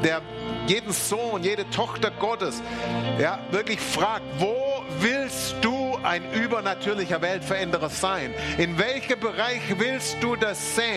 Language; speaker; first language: German; native; German